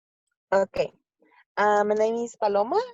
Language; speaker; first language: English; non-native, learner; Spanish